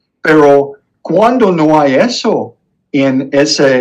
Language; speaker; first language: Spanish; non-native, fluent; English